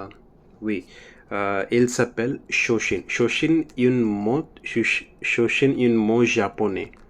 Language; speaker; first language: French; non-native, learner; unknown